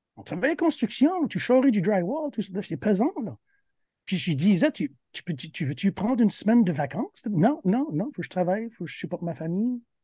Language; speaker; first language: French; native; French